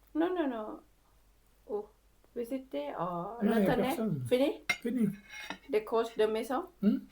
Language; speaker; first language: French; non-native, learner; Thai